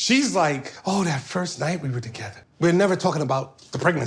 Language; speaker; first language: English; native; English